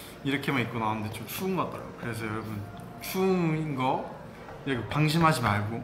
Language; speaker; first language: Korean; early bilingual, heritage; Korean